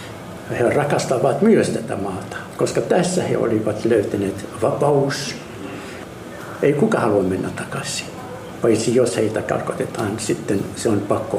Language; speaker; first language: Finnish; non-native, fluent; Arabic